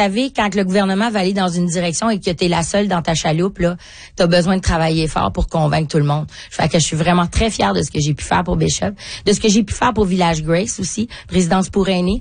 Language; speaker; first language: French; native; French